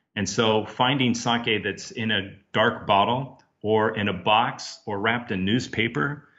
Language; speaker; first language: English; native; English